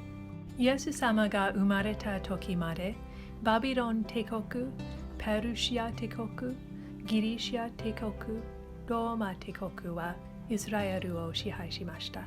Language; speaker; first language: Japanese; non-native, learner; English